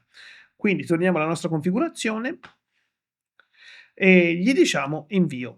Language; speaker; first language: Italian; native; Italian